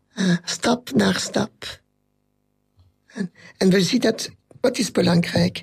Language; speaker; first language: Dutch; non-native, learner; French